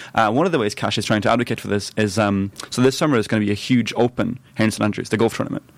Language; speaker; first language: English; non-native, fluent; Norwegian